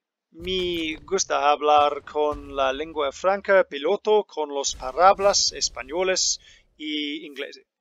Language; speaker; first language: Spanish; non-native, learner; English